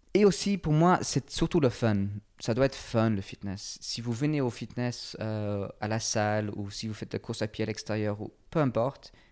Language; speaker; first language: French; non-native, fluent; English